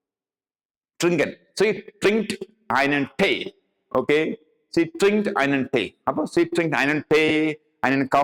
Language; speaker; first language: German; non-native, fluent; Malayalam